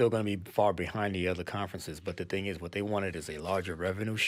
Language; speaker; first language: English; native; English